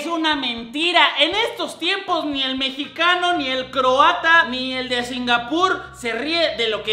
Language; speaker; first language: Spanish; native; Spanish